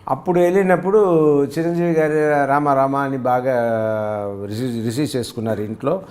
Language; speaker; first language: Telugu; early bilingual, heritage; Telugu